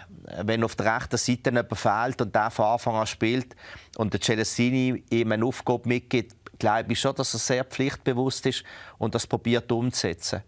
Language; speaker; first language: German; native; German